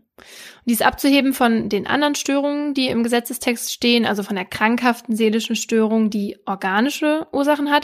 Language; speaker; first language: German; native; German